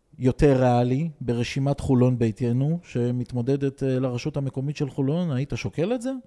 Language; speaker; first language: Hebrew; non-native, fluent; Russian